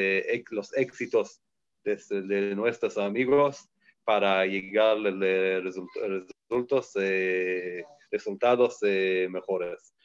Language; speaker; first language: Spanish; non-native, learner; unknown